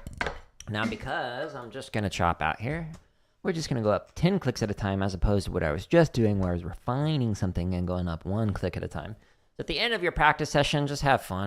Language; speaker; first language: English; native; English